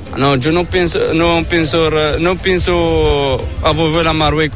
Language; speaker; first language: Spanish; non-native, learner; Arabic